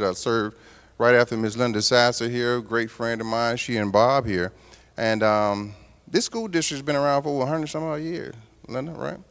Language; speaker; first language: English; native; English